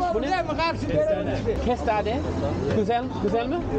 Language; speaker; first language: Turkish; non-native, learner; English